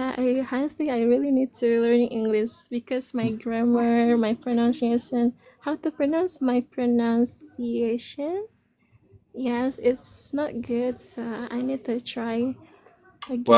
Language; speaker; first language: English; non-native, learner; Indonesian